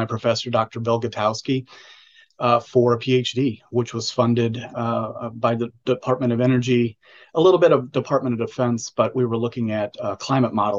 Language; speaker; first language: English; native; English